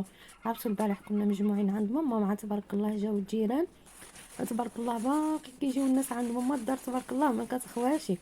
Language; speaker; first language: Arabic; native; Arabic